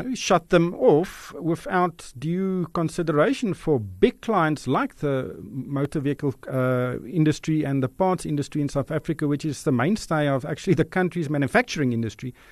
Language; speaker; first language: English; non-native, local second language; Afrikaans